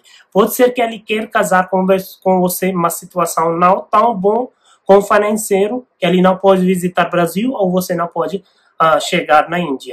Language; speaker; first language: Portuguese; non-native, learner; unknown